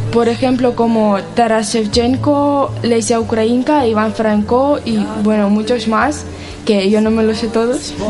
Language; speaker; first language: Spanish; non-native, learner; Ukrainian